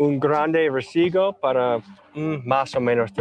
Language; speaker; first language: Spanish; non-native, learner; English